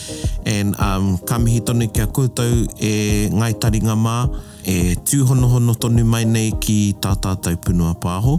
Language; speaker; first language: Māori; non-native, local second language; English